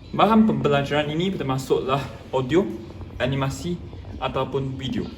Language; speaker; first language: Malay; non-native, local second language; Chinese